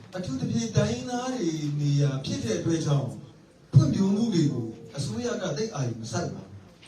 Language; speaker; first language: Burmese; non-native, local second language; Tedim Chin